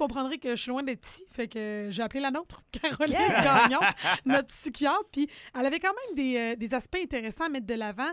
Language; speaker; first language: French; native; French